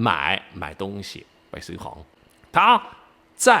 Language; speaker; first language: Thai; native; Thai